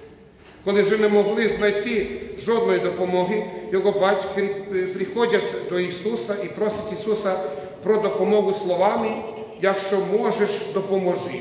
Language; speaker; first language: Ukrainian; non-native, fluent; Croatian